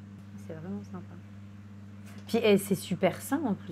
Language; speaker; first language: French; native; French